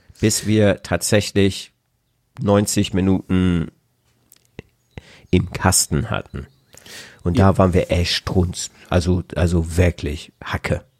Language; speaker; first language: German; non-native, fluent; English